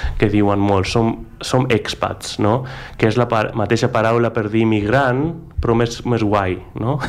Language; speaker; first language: Catalan; non-native, fluent; Greek